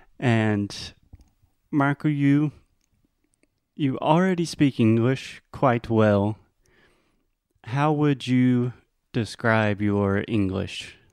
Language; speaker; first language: English; non-native, fluent; Portuguese